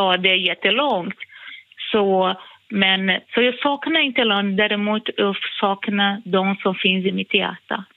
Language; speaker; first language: Swedish; non-native, fluent; Portuguese